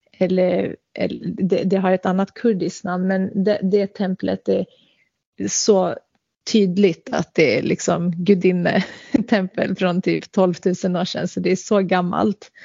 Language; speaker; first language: Swedish; early bilingual, other home language; Central Kurdish